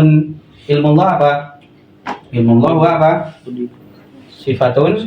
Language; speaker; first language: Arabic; non-native, fluent; Indonesian